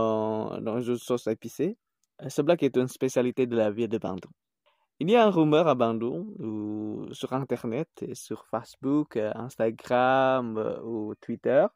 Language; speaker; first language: French; non-native, fluent; Indonesian